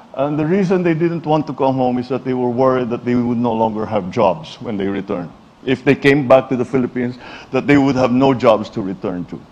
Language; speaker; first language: English; non-native, local second language; Filipino